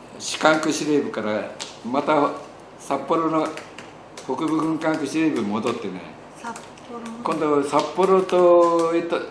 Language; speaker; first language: Japanese; native; Japanese